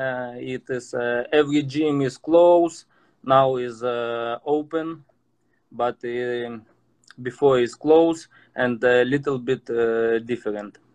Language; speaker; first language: English; non-native, learner; Russian